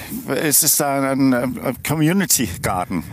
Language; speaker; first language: German; non-native, learner; Danish